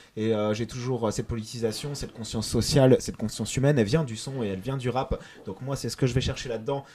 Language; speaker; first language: French; native; French